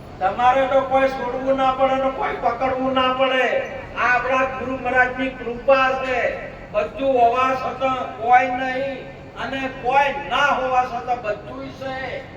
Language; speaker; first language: Gujarati; non-native, local second language; Marwari